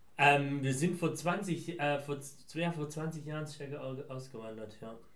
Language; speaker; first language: German; early bilingual, other home language; Persian